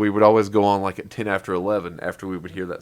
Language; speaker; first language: English; native; English